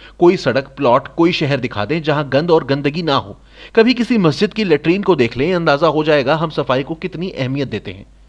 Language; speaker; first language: Urdu; non-native, local second language; Saraiki